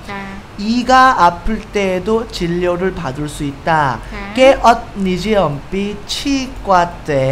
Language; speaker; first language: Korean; non-native, fluent; Khmer